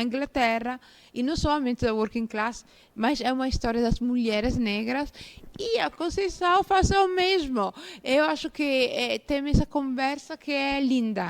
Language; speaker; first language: Portuguese; non-native, fluent; Italian